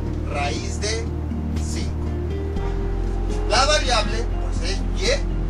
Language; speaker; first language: Spanish; native; Spanish